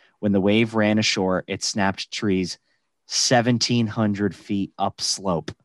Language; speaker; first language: English; native; English